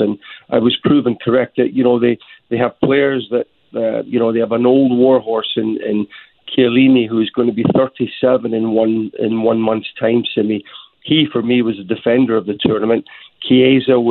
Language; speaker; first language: English; native; English